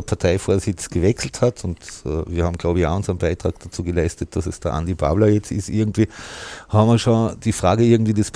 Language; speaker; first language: German; native; German